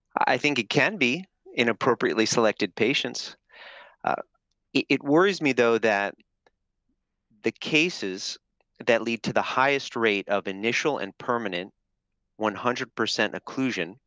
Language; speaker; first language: English; native; English